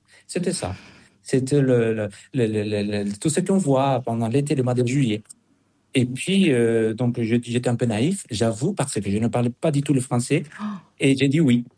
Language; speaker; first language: French; non-native, fluent; Spanish